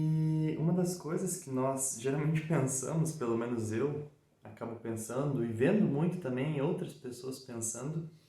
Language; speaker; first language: Portuguese; native; Portuguese